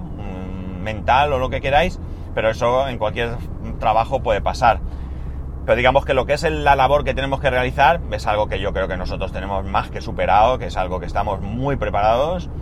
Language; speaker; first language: Spanish; native; Spanish